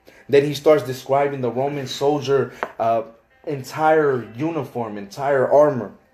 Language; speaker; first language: English; native; English